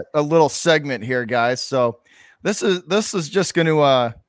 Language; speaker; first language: English; native; English